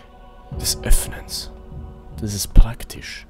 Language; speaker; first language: German; native; German